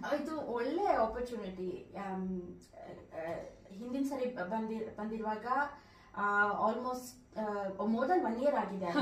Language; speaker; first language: Kannada; early bilingual, heritage; Kannada